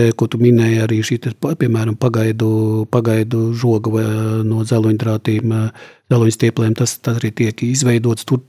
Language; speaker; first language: Latvian; native; Latvian